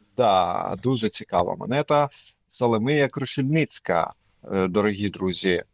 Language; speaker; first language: Ukrainian; non-native, local second language; Russian